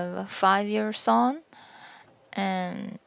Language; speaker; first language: English; non-native, learner; Korean